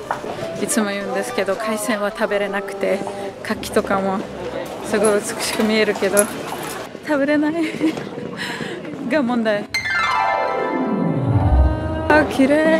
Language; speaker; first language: Japanese; non-native, fluent; Uzbek